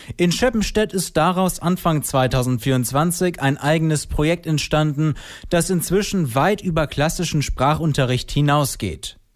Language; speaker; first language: German; native; German